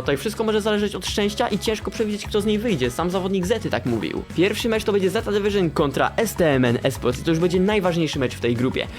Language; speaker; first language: Polish; native; Polish